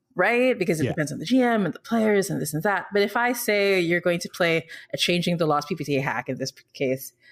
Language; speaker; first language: English; non-native, local second language; Filipino